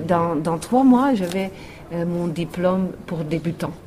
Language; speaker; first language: French; non-native, fluent; Western Frisian